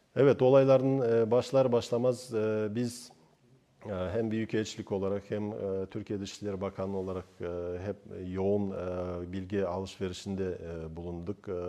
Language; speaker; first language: Turkish; non-native, fluent; Kazakh